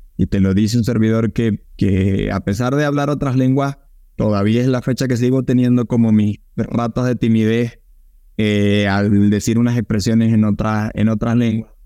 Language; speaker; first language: Spanish; native; Spanish